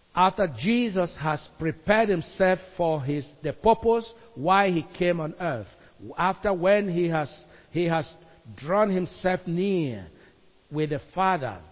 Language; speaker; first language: English; non-native, local second language; Igbo